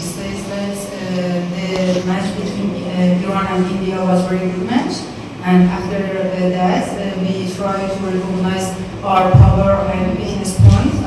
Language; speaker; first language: English; non-native, fluent; Persian